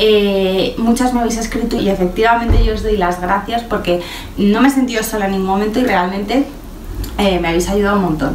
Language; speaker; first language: Spanish; native; Spanish